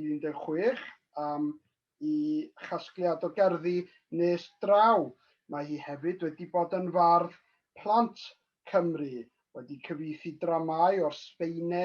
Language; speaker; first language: Welsh; native; Welsh